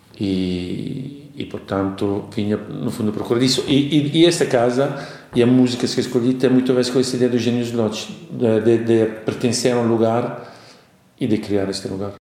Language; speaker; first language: Portuguese; non-native, fluent; Italian